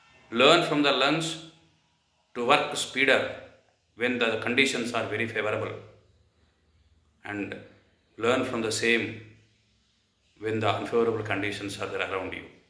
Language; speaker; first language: English; non-native, local second language; Telugu